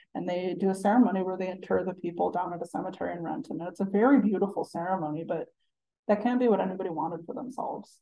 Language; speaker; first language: English; native; English